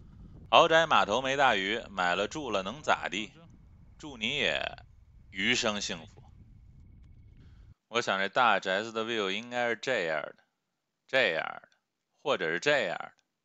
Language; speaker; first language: Chinese; native; Chinese